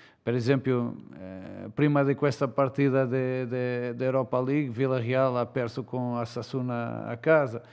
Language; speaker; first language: Italian; non-native, learner; Portuguese